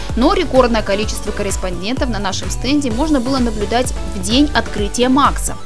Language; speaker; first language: Russian; native; Russian